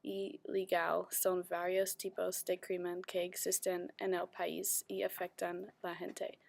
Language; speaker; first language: Spanish; non-native, learner; English